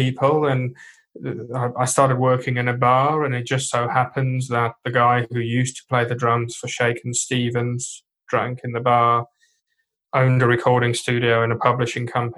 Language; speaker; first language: English; non-native, local second language; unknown